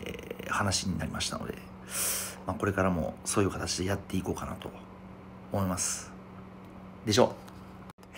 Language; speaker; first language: Japanese; native; Japanese